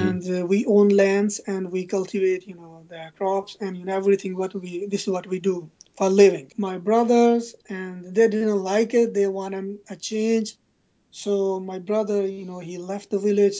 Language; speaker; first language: English; non-native, local second language; Punjabi